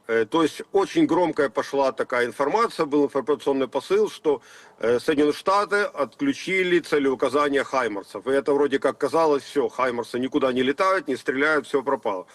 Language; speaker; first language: Russian; native; Russian